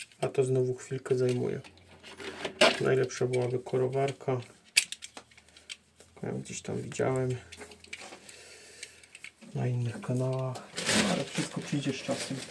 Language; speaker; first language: Polish; native; Polish